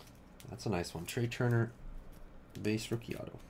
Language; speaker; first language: English; native; English